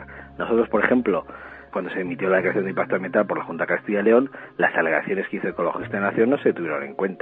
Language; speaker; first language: Spanish; native; Spanish